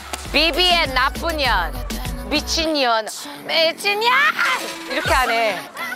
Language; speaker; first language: Korean; early bilingual, heritage; Korean